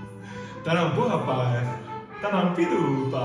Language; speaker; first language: Estonian; non-native, learner; Spanish